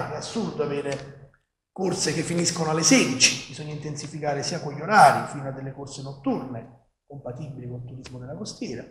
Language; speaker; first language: Italian; native; Italian